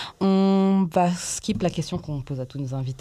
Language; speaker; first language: French; native; French